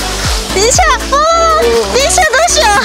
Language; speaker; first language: Chinese; non-native, fluent; Japanese